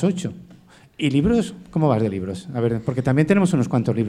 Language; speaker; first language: Spanish; native; Spanish